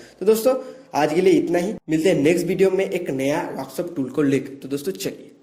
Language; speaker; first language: Hindi; non-native, local second language; Bangla